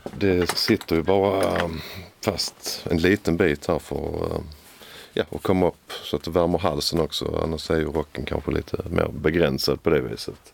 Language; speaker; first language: Swedish; native; Swedish